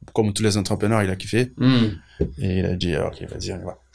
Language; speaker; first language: French; non-native, fluent; Portuguese